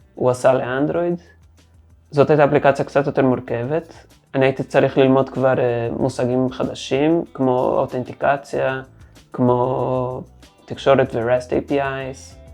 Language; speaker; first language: Hebrew; non-native, fluent; Portuguese